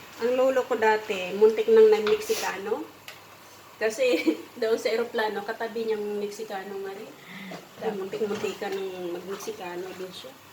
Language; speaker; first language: Filipino; non-native, local second language; Cebuano